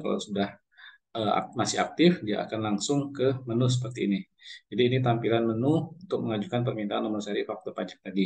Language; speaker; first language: Indonesian; native; Indonesian